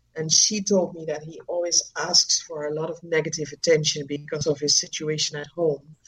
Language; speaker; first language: English; non-native, fluent; Dutch